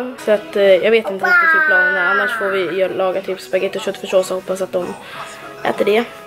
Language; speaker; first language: Swedish; native; Swedish